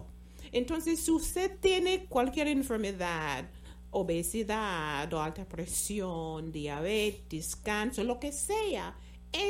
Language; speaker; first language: Spanish; non-native, fluent; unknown